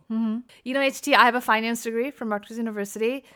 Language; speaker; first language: English; native; English